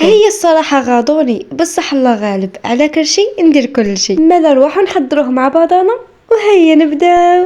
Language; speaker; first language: Arabic; native; Arabic